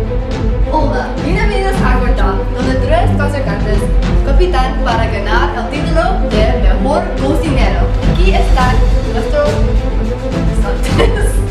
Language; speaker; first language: Spanish; non-native, learner; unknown